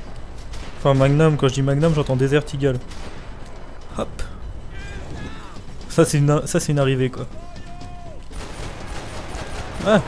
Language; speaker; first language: French; native; French